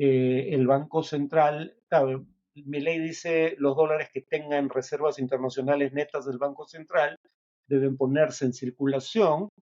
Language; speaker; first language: Spanish; native; Spanish